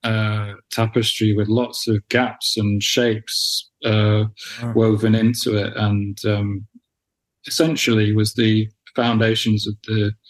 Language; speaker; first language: English; native; English